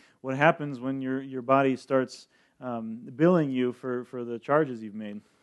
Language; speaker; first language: English; early bilingual, other home language; Spanish